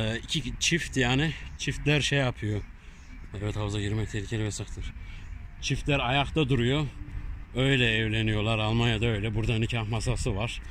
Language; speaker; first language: Turkish; early bilingual, heritage; Turkish